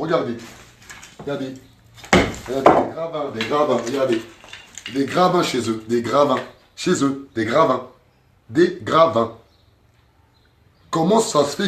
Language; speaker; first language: French; native; French